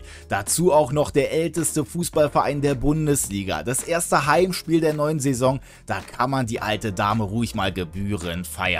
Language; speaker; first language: German; native; German